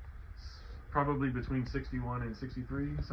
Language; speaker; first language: English; native; English